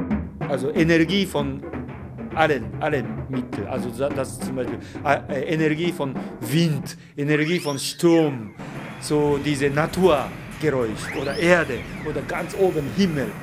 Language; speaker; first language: German; non-native, fluent; Japanese